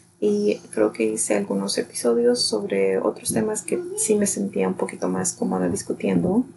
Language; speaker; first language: Spanish; early bilingual, heritage; Spanish